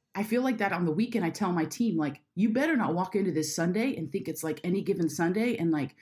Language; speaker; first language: English; native; English